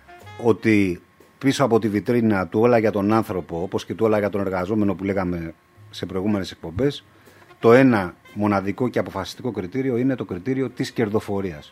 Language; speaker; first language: Greek; native; Greek